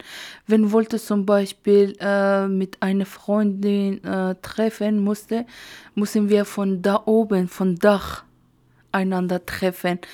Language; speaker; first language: German; non-native, learner; Persian